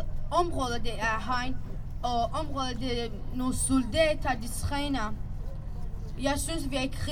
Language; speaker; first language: Danish; early bilingual, other home language; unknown